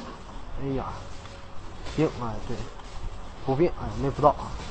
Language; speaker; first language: Chinese; native; Chinese